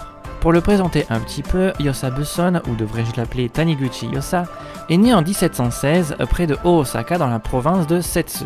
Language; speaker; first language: French; native; French